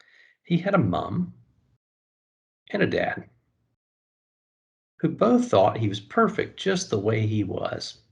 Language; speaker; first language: English; native; English